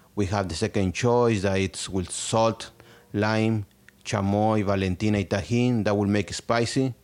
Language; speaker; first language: English; non-native, learner; Spanish